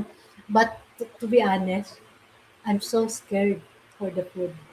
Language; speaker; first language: English; non-native, local second language; Filipino